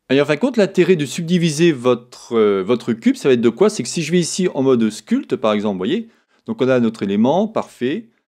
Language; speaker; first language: French; native; French